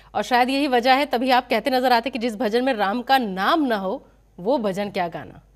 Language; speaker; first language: Hindi; native; Hindi